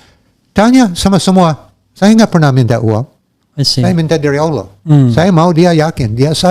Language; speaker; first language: Indonesian; non-native, learner; English